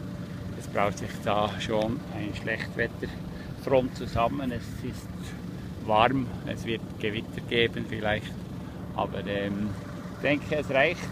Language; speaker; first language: German; native; German